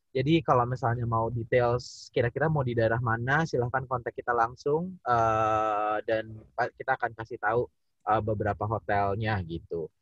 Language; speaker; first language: Indonesian; native; Indonesian